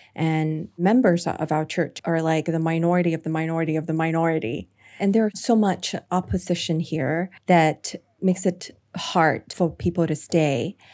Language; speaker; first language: English; non-native, local second language; Cantonese